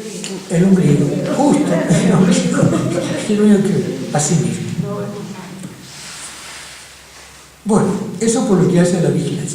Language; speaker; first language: Spanish; native; Spanish